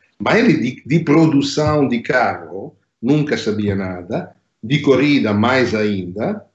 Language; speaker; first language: Portuguese; non-native, fluent; Italian